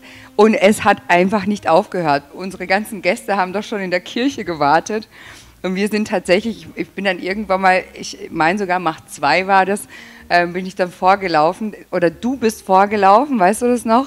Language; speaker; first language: German; native; German